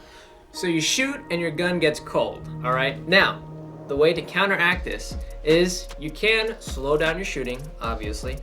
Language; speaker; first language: English; native; English